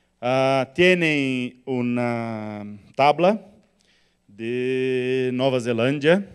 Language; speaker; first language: Spanish; non-native, learner; Portuguese